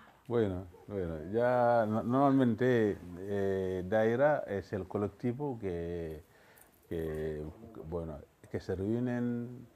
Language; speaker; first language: Spanish; non-native, fluent; Wolof